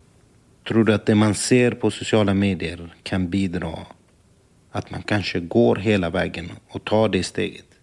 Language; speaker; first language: Swedish; native; Swedish